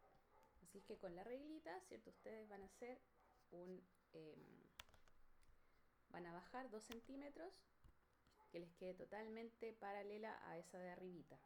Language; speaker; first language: Spanish; native; Spanish